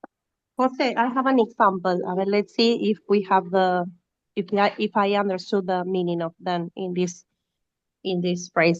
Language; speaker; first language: English; non-native, fluent; Spanish